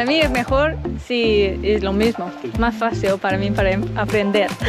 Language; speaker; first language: Spanish; non-native, learner; English